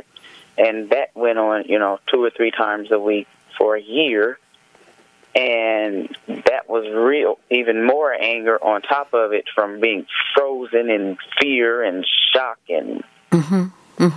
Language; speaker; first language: English; native; English